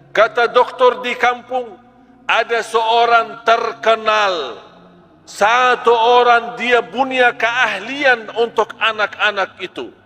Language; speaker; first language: Malay; non-native, fluent; Arabic